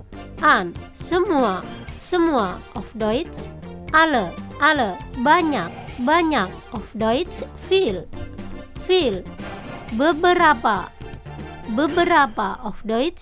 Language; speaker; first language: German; non-native, learner; Indonesian